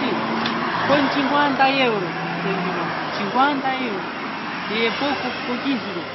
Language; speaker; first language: Italian; non-native, learner; Romanian